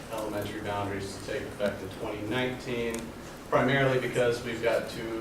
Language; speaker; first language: English; native; English